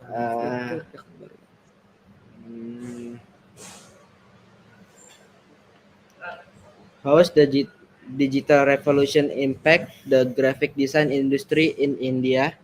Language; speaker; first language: English; non-native, learner; Indonesian